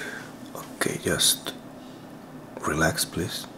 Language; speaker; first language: English; non-native, learner; Spanish